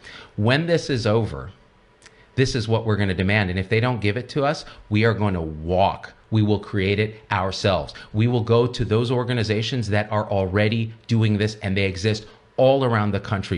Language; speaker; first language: English; native; English